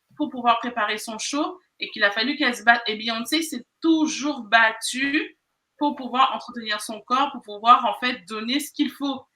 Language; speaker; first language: French; native; French